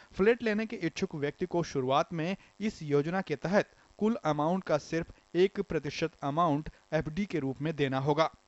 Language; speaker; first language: Hindi; non-native, local second language; Marathi